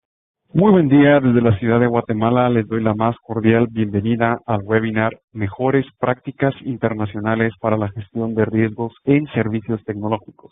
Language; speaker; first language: Spanish; native; Spanish